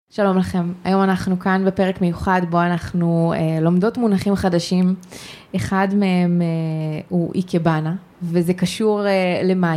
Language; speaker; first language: Hebrew; native; Hebrew